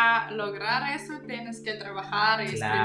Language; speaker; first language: Spanish; non-native, learner; Russian